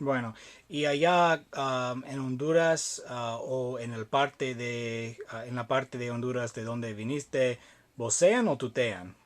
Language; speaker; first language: Spanish; non-native, fluent; English